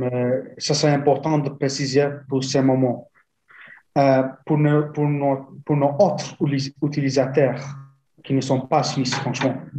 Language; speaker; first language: French; non-native, fluent; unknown